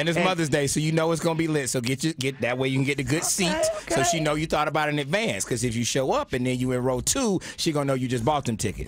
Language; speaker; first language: English; native; English